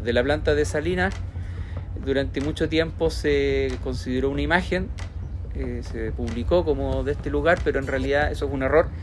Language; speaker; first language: Spanish; native; Spanish